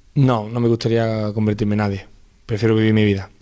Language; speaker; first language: Spanish; native; Spanish